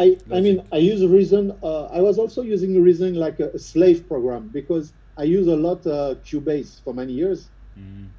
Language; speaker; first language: English; non-native, fluent; French